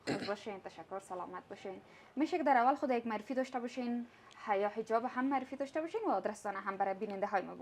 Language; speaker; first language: Persian; native; Persian